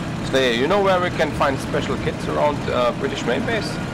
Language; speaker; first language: English; non-native, fluent; German